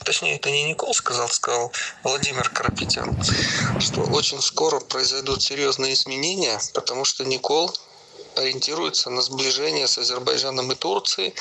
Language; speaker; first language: Russian; native; Russian